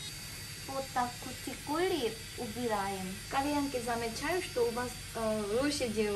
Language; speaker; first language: Russian; non-native, fluent; Korean